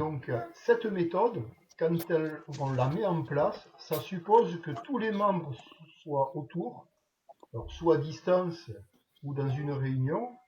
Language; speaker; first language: French; native; French